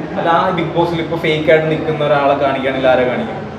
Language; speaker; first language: Malayalam; native; Malayalam